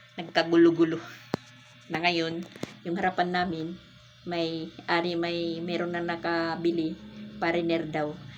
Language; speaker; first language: Filipino; non-native, local second language; Waray